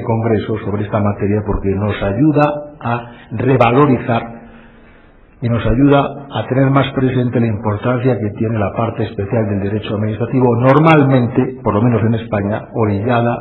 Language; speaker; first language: Spanish; native; Spanish